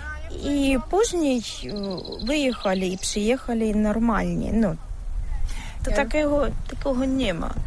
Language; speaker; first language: Ukrainian; non-native, local second language; Russian